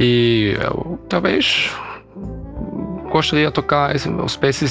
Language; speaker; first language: Portuguese; early bilingual, heritage; German